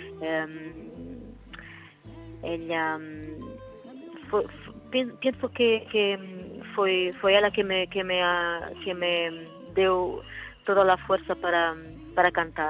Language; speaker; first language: Spanish; non-native, learner; Portuguese